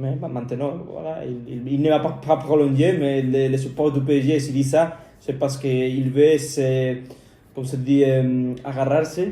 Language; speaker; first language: French; non-native, fluent; Spanish